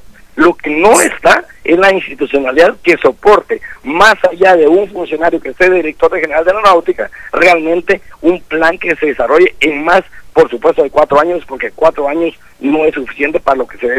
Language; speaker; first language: Spanish; native; Spanish